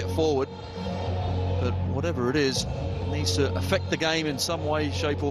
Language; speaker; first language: English; native; English